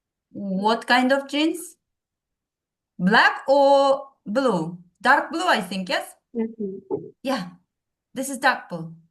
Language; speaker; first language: English; non-native, fluent; Kazakh